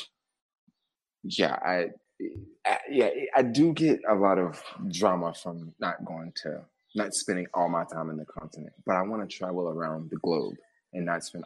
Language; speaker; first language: English; native; English